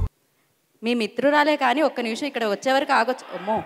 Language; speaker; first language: Telugu; native; Telugu